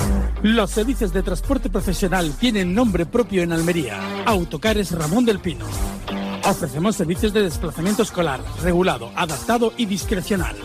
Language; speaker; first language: Spanish; native; Spanish